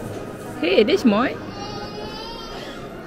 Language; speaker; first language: Dutch; non-native, learner; Filipino